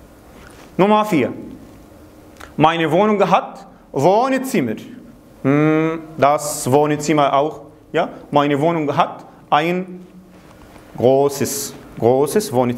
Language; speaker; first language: German; non-native, fluent; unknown